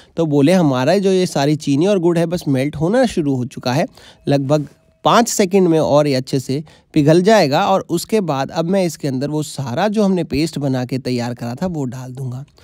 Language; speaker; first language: Hindi; native; Hindi